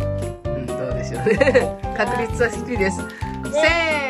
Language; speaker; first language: Japanese; native; Japanese